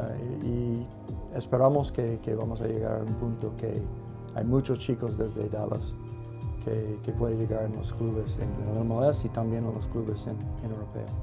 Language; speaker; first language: Spanish; non-native, fluent; English